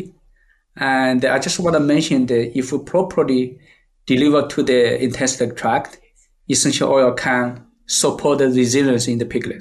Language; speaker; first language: English; non-native, fluent; Chinese